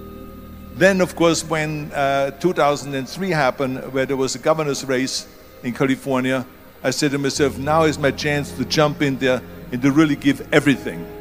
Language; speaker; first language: English; non-native, fluent; German